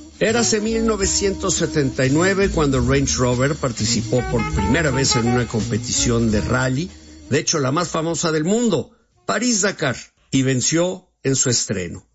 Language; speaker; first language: Spanish; native; Spanish